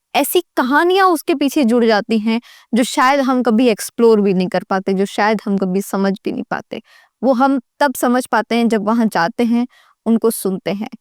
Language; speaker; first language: Hindi; native; Hindi